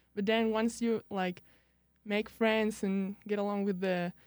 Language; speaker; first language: English; non-native, fluent; Spanish